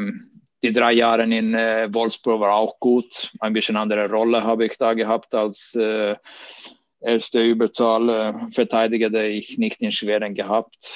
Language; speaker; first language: German; non-native, fluent; Swedish